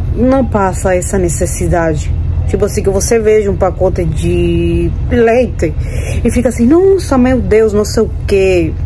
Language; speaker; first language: Portuguese; non-native, fluent; Spanish